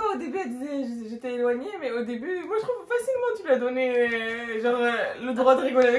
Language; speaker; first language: French; native; French